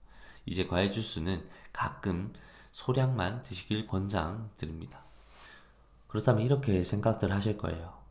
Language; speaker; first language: Korean; native; Korean